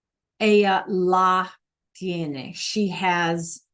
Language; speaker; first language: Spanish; non-native, fluent; English